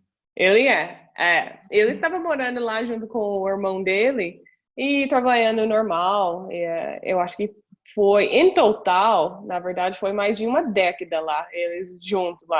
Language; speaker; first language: Portuguese; non-native, fluent; English